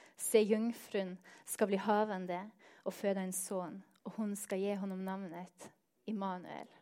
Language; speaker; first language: Swedish; non-native, fluent; Norwegian